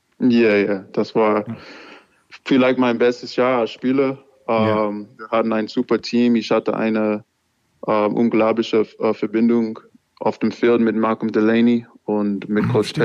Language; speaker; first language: German; non-native, learner; English